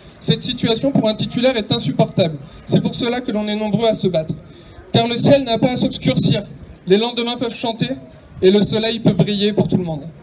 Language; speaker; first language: French; native; French